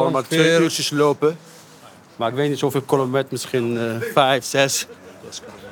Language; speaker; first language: Dutch; non-native, learner; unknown